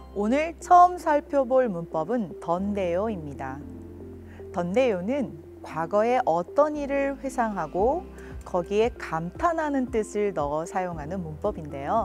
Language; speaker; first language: Korean; native; Korean